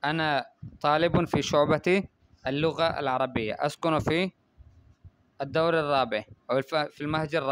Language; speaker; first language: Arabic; non-native, fluent; Urdu